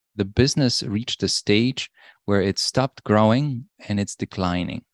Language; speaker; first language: English; non-native, fluent; Polish